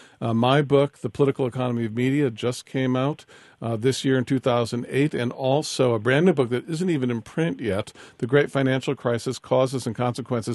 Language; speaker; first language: English; native; English